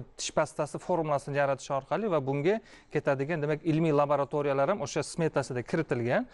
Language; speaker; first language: Uzbek; native; Uzbek